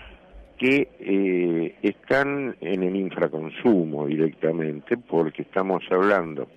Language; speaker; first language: Spanish; native; Spanish